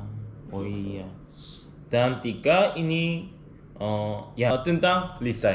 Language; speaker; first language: Indonesian; non-native, learner; Korean